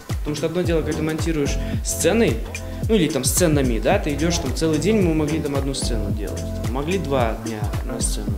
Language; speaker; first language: Russian; native; Russian